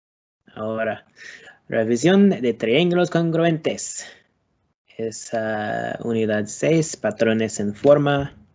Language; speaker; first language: Spanish; non-native, learner; English